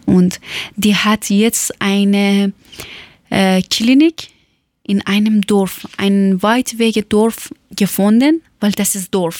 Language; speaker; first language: German; non-native, learner; Persian